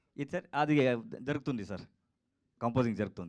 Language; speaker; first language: Telugu; non-native, learner; Kannada